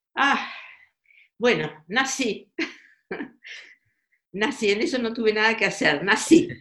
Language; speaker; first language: Spanish; native; Spanish